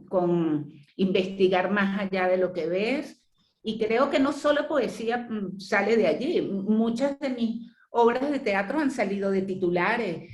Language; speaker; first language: Spanish; native; Spanish